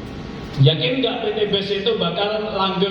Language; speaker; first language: Indonesian; native; Indonesian